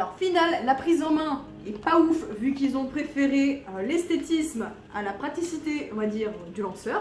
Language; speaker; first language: French; native; French